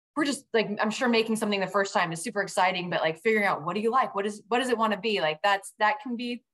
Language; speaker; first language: English; native; English